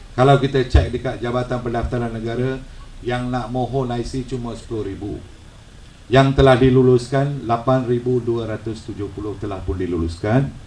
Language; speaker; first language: Malay; non-native, local second language; Tamil